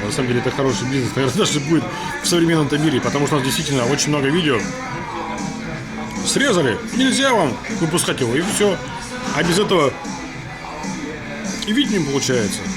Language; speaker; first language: Russian; native; Russian